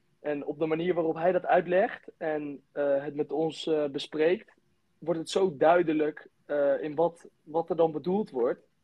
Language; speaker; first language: Dutch; native; Dutch